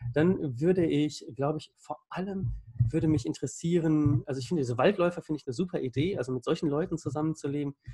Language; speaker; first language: German; native; German